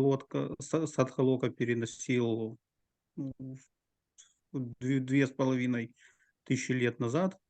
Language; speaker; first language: Russian; native; Russian